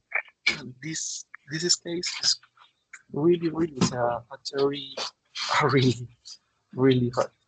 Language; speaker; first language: English; non-native, learner; Spanish